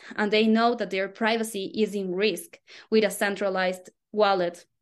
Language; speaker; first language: English; non-native, fluent; Spanish